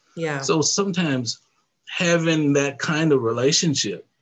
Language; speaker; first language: English; native; English